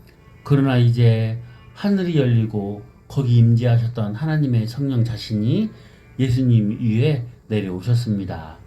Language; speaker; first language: Korean; native; Korean